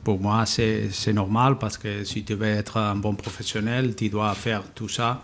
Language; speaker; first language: French; non-native, learner; Spanish